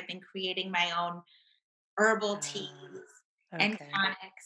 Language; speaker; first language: English; native; English